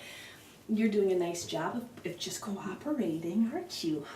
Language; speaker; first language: English; native; English